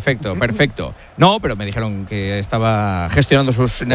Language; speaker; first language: Spanish; native; Spanish